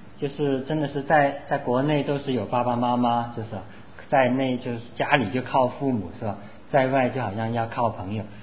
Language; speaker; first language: Chinese; non-native, local second language; Cantonese